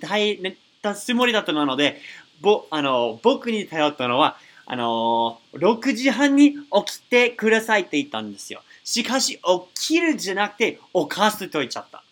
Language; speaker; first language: Japanese; non-native, learner; English